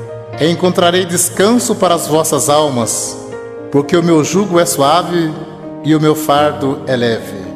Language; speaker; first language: Portuguese; native; Portuguese